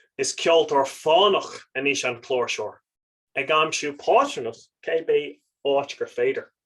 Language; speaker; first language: Irish; non-native, local second language; English